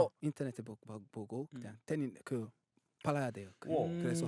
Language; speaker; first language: Korean; non-native, fluent; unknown